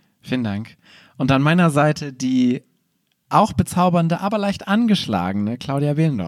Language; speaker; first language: German; native; German